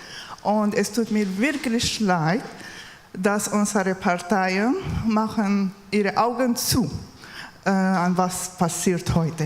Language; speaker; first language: German; non-native, learner; Kurdish